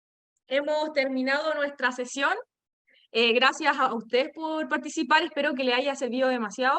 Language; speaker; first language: Spanish; native; Spanish